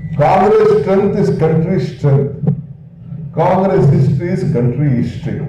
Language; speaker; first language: Kannada; native; Kannada